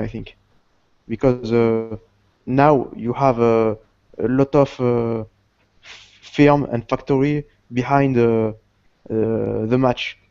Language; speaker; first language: English; non-native, learner; Portuguese